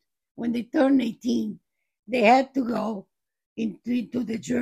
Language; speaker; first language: English; non-native, fluent; Italian